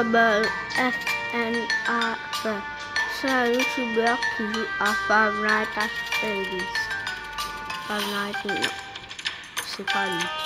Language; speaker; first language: French; non-native, local second language; Arabic